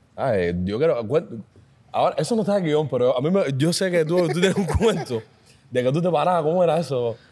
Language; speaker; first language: Spanish; native; Spanish